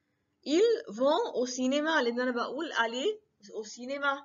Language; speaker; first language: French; non-native, fluent; Arabic